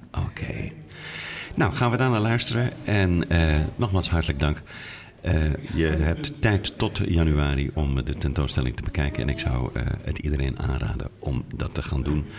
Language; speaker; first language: Dutch; native; Dutch